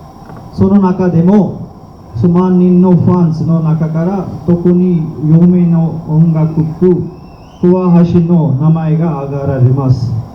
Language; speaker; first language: Japanese; non-native, fluent; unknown